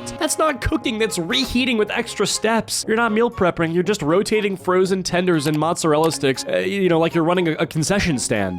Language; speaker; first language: English; native; English